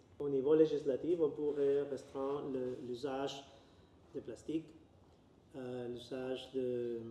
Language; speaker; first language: French; non-native, learner; Spanish